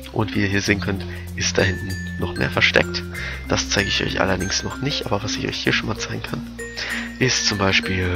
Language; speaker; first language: German; native; German